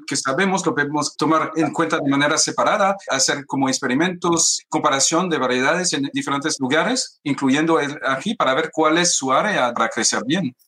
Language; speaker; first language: Spanish; non-native, fluent; French